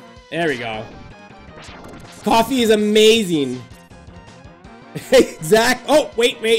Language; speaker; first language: English; native; English